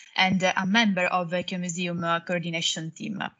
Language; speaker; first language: English; non-native, fluent; Italian